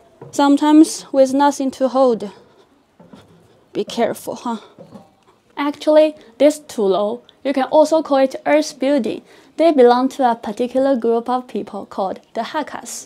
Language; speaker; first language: English; non-native, fluent; Chinese